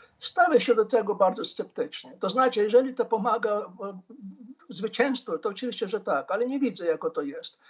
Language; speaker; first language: Polish; non-native, fluent; Ukrainian